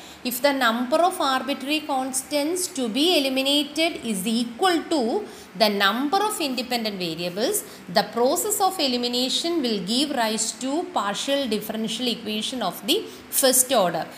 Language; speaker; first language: English; non-native, local second language; Malayalam